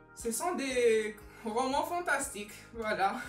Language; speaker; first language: French; non-native, local second language; Arabic